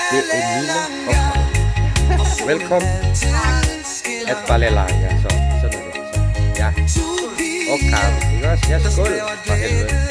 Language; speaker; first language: Danish; non-native, learner; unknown